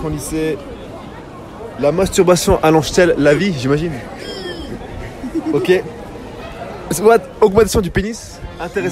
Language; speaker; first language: French; native; French